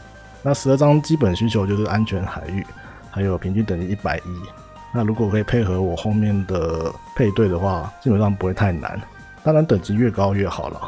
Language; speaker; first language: Chinese; native; Chinese